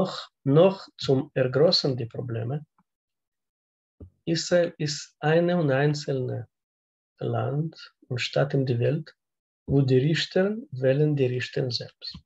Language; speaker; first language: German; non-native, learner; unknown